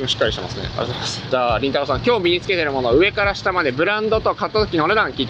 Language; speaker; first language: Japanese; native; Japanese